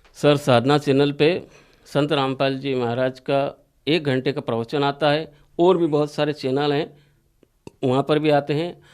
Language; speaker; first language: Hindi; native; Hindi